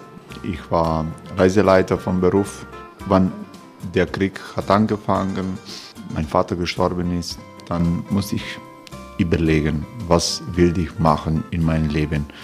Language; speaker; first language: German; non-native, fluent; Croatian